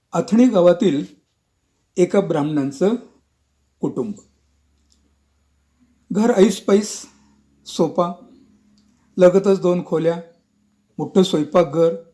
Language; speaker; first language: Marathi; non-native, local second language; Kannada